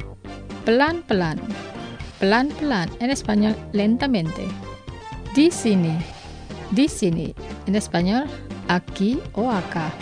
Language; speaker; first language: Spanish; non-native, fluent; Indonesian